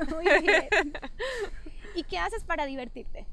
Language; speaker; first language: Spanish; native; Spanish